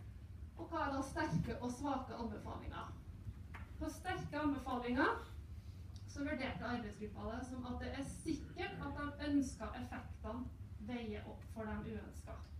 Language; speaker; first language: Norwegian; native; Norwegian